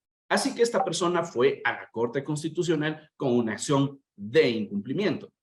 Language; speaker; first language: Spanish; native; Spanish